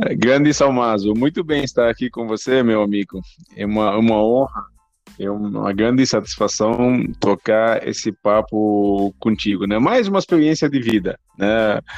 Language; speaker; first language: Portuguese; non-native, fluent; Arabic